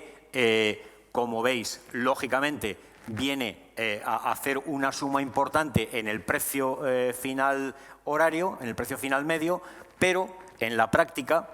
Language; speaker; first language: Spanish; native; Spanish